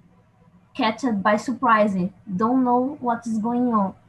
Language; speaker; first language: English; non-native, learner; Portuguese